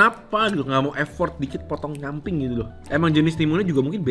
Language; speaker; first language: Indonesian; native; Indonesian